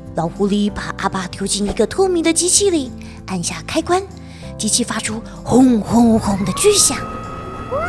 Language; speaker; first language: Chinese; native; Chinese